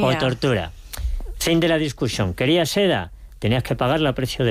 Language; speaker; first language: Spanish; native; Spanish